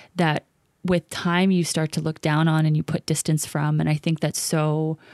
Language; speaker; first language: English; native; English